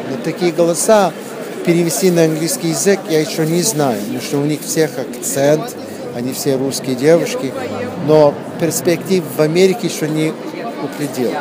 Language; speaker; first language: Russian; early bilingual, heritage; English